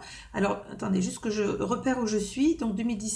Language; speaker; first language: French; native; French